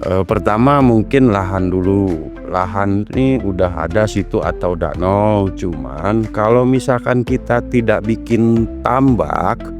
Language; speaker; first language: Indonesian; non-native, local second language; Sundanese